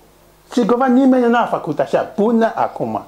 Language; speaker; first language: Romanian; non-native, learner; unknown